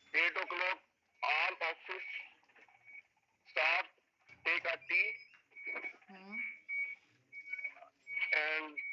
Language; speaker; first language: English; non-native, learner; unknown